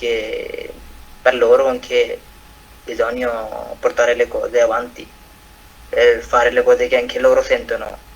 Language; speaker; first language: Italian; non-native, learner; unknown